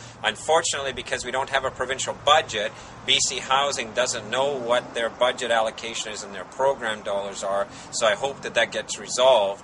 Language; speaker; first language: English; native; English